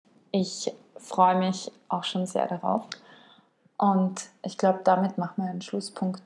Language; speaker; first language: German; native; German